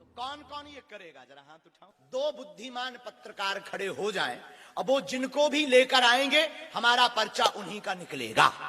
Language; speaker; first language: Hindi; native; Hindi